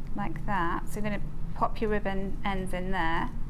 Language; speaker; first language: English; native; English